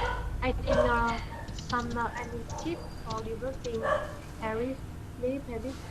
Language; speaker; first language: English; non-native, learner; Vietnamese